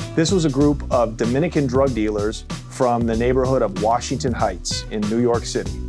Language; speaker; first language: English; native; English